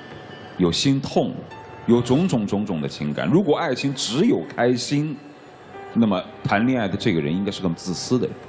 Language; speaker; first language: Chinese; native; Chinese